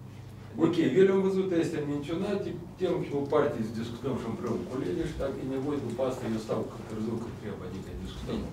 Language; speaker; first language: Romanian; non-native, local second language; Russian